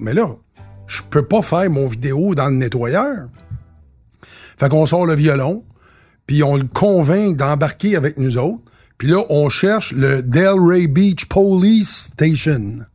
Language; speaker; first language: French; native; French